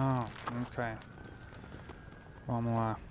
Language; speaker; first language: Portuguese; non-native, fluent; English